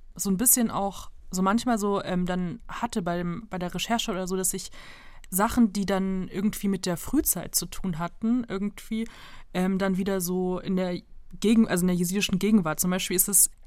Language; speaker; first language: German; native; German